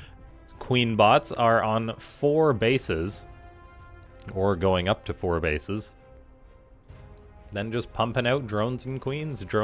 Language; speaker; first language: English; native; English